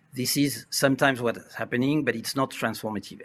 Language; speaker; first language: English; non-native, fluent; French